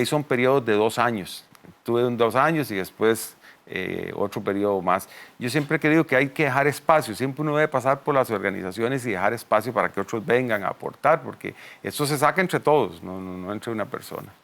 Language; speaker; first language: Spanish; native; Spanish